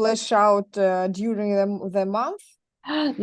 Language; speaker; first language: English; non-native, learner; Russian